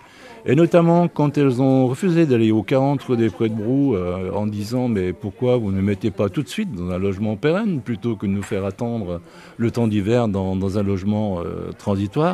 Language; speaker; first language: French; native; French